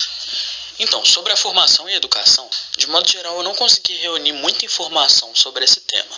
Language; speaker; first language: Portuguese; native; Portuguese